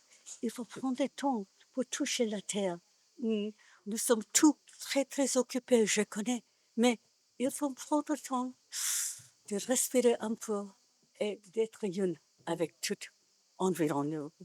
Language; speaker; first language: French; non-native, learner; Japanese